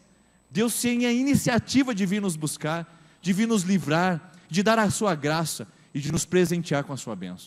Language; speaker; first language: Portuguese; native; Portuguese